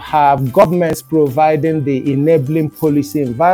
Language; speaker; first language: English; non-native, local second language; Igbo